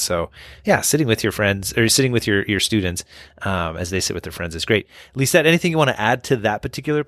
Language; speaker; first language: English; native; English